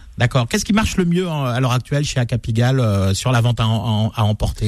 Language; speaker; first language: French; native; French